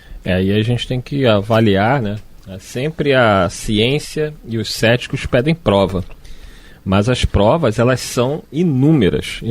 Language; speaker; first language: Portuguese; native; Portuguese